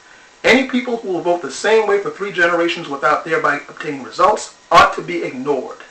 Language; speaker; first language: English; native; English